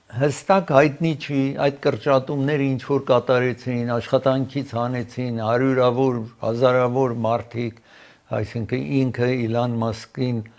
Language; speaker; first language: Armenian; native; Armenian